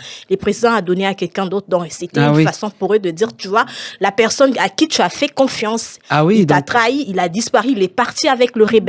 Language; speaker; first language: French; non-native, local second language; Lingala